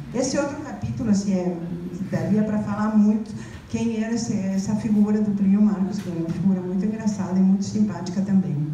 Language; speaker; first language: Portuguese; non-native, fluent; Spanish